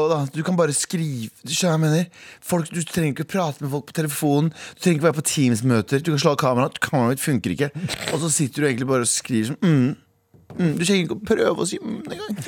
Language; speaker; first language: Norwegian; early bilingual, other home language; Kurdish